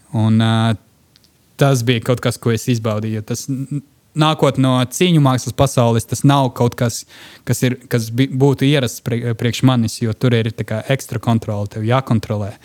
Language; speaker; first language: Latvian; non-native, local second language; Russian